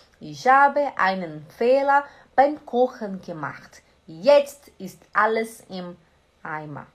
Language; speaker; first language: German; non-native, fluent; Portuguese